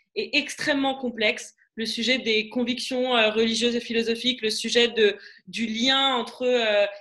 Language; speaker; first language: French; non-native, local second language; Arabic